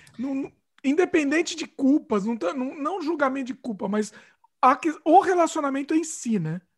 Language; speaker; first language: Portuguese; native; Portuguese